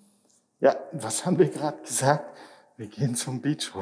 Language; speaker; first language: German; native; German